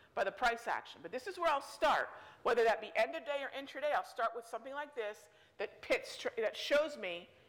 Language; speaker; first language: English; native; English